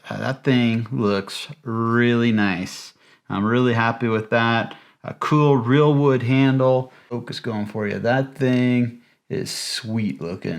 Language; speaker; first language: English; native; English